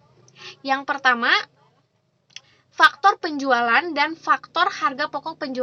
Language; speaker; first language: Indonesian; native; Indonesian